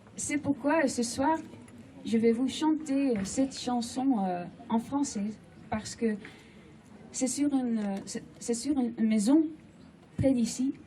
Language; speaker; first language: French; non-native, fluent; Dutch